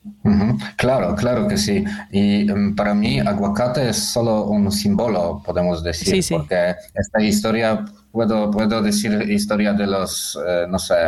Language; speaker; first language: Spanish; non-native, fluent; Polish